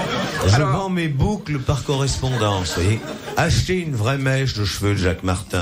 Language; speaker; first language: French; native; French